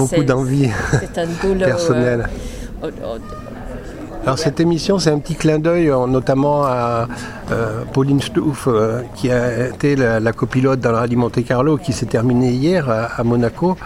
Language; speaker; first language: French; native; French